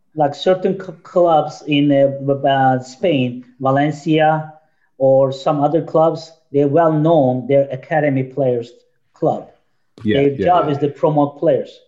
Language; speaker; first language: English; non-native, fluent; Turkish